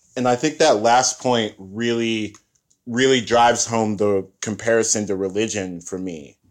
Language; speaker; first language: English; early bilingual, other home language; Yoruba